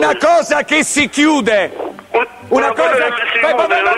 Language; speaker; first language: Italian; native; Italian